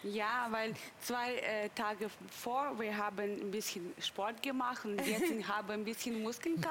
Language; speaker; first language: German; non-native, learner; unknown